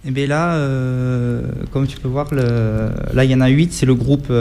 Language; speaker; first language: French; native; French